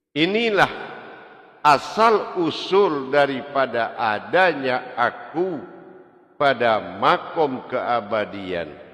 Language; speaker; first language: Malay; non-native, local second language; Javanese